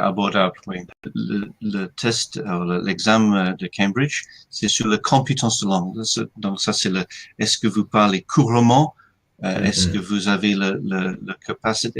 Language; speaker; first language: French; non-native, fluent; English